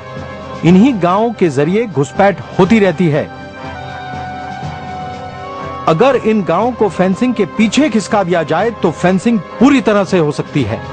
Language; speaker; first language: Hindi; native; Hindi